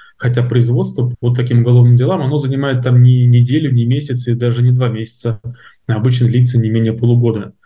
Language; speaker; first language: Russian; native; Russian